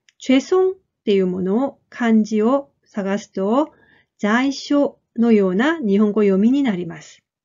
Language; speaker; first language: Japanese; non-native, fluent; Korean